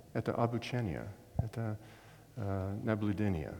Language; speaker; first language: Russian; non-native, learner; English